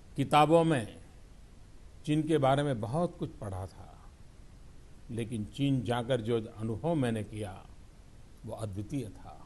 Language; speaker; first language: Hindi; non-native, local second language; Gujarati